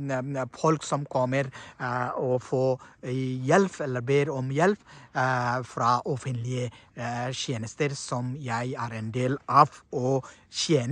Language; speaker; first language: Norwegian; non-native, fluent; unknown